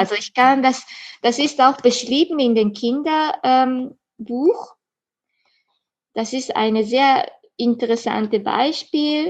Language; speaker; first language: German; non-native, fluent; Japanese